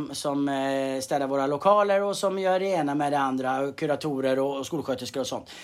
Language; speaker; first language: Swedish; native; Swedish